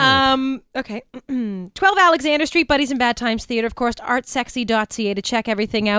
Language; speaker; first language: English; native; English